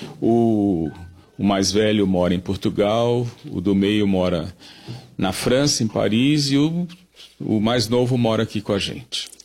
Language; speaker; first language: Portuguese; native; Portuguese